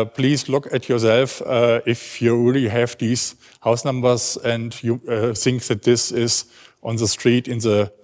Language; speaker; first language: English; non-native, learner; German